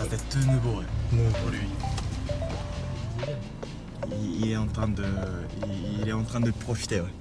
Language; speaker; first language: French; non-native, fluent; Japanese